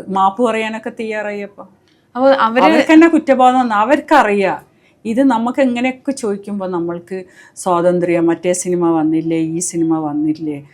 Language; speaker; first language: Malayalam; native; Malayalam